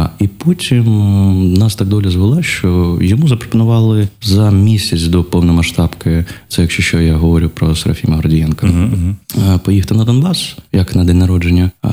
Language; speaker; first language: Ukrainian; non-native, local second language; Russian